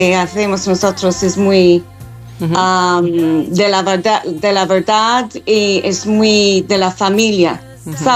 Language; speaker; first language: Spanish; non-native, fluent; English